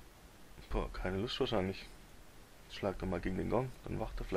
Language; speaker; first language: German; native; German